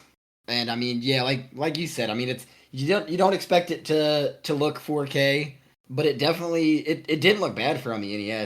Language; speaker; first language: English; native; English